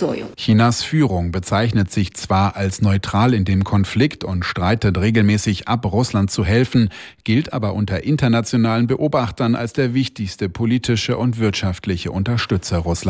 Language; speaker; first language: German; native; German